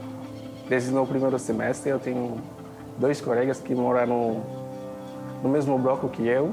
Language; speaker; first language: Portuguese; non-native, fluent; Haitian Creole